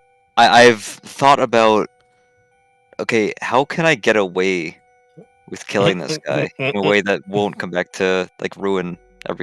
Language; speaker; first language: English; native; English